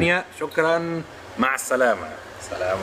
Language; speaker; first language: Indonesian; non-native, fluent; Arabic